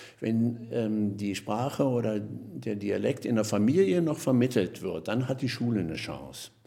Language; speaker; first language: German; native; German